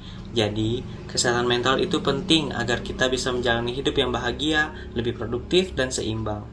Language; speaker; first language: Indonesian; native; Indonesian